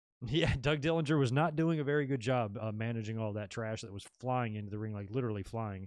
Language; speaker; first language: English; native; English